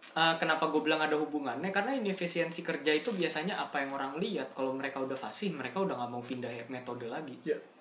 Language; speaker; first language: Indonesian; native; Indonesian